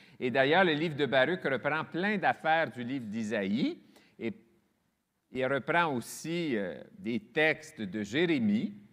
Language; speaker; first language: French; native; French